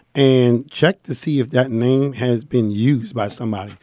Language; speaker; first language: English; native; English